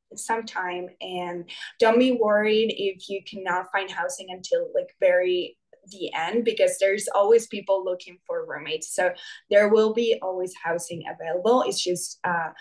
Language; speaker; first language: English; non-native, fluent; Spanish